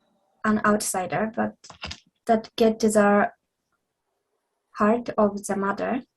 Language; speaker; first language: English; non-native, fluent; Japanese